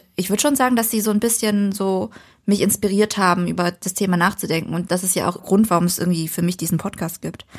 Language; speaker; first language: German; early bilingual, other home language; Vietnamese